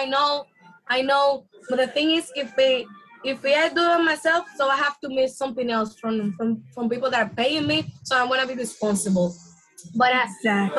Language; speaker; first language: English; non-native, fluent; Spanish